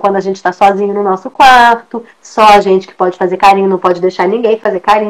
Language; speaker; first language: Portuguese; native; Portuguese